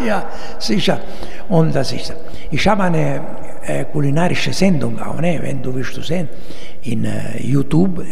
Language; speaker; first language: German; non-native, learner; Italian